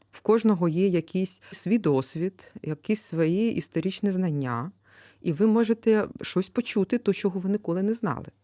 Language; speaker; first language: Ukrainian; native; Ukrainian